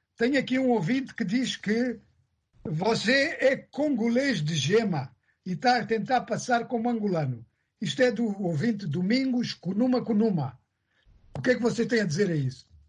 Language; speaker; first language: Portuguese; native; Portuguese